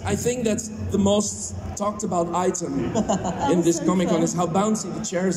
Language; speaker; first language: English; non-native, fluent; Dutch